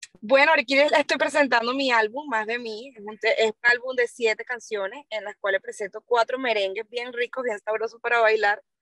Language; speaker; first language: Spanish; native; Spanish